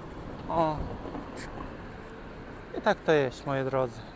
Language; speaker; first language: Polish; non-native, learner; Ukrainian